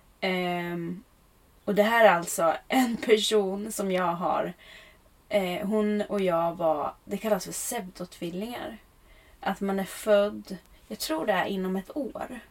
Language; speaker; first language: Swedish; native; Swedish